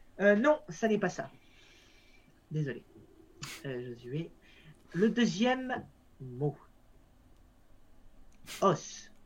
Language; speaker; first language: French; native; French